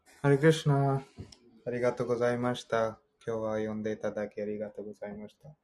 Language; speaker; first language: Japanese; non-native, fluent; Hindi